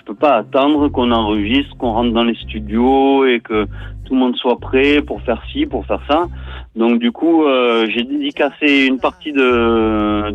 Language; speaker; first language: French; non-native, local second language; English